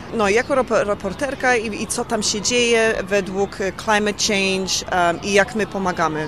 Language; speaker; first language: Polish; early bilingual, heritage; Polish